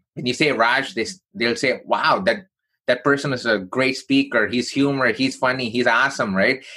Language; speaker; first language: English; non-native, local second language; Tamil